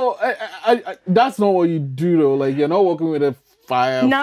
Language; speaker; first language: English; native; English